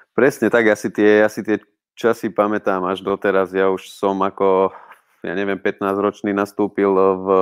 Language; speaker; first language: Slovak; non-native, local second language; Hungarian